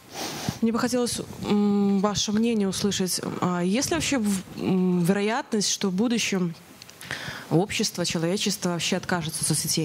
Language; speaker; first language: Russian; native; Russian